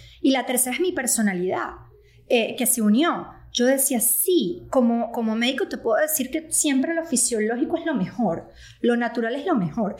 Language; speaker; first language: Spanish; native; Spanish